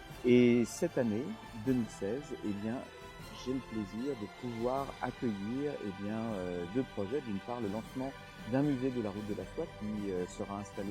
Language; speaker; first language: French; native; French